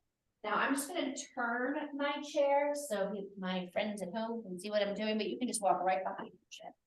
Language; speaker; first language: English; native; English